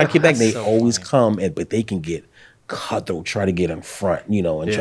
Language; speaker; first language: English; native; English